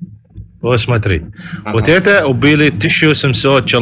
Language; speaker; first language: Russian; non-native, learner; Arabic